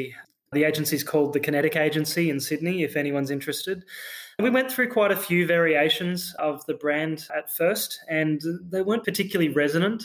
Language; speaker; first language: English; native; English